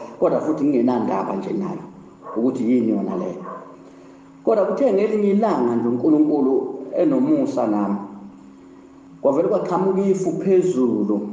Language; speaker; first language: Zulu; native; Zulu